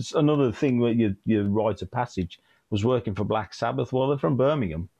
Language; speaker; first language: English; native; English